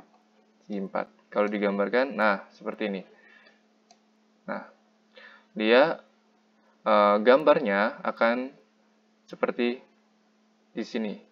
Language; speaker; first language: Indonesian; native; Indonesian